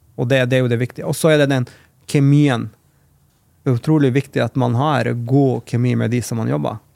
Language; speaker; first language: Norwegian; non-native, fluent; Macedonian